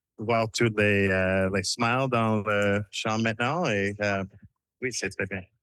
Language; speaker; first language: French; non-native, local second language; English